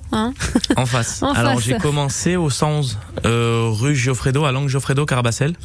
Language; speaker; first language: French; native; French